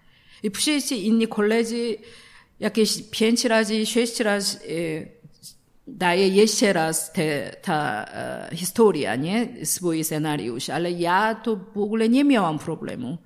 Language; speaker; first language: Polish; non-native, learner; Korean